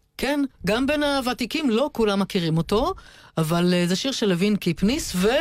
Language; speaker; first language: Hebrew; native; Hebrew